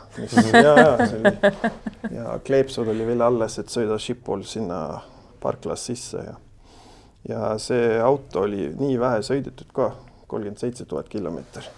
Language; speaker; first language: Estonian; non-native, fluent; Swedish